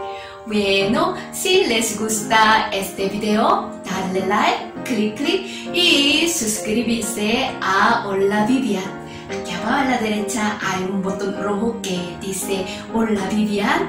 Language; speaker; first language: Spanish; non-native, fluent; Korean